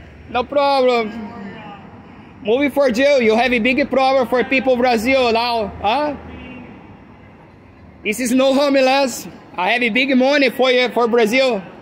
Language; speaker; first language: English; non-native, learner; Portuguese